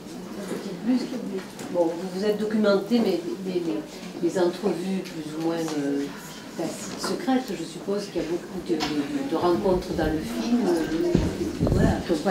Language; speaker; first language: French; native; French